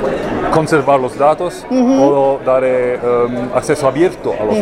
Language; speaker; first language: Spanish; non-native, learner; Italian